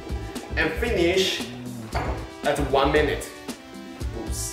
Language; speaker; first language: English; non-native, learner; Chinese